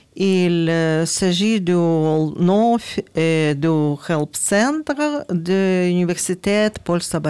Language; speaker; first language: French; non-native, learner; Ukrainian